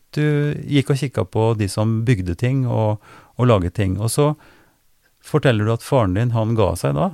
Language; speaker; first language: Norwegian; native; Norwegian